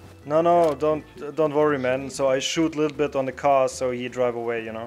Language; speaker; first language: English; non-native, learner; German